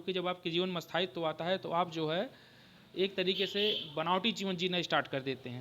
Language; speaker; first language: Hindi; native; Hindi